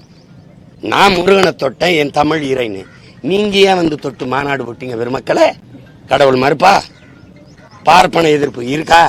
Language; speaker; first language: Tamil; native; Tamil